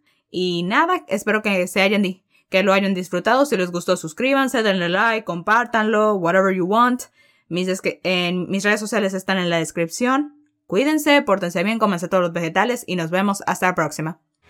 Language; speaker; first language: Spanish; early bilingual, heritage; Spanish